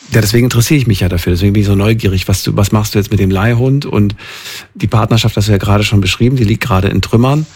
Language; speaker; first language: German; native; German